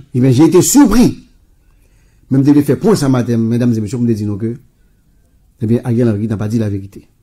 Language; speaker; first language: French; non-native, local second language; Haitian Creole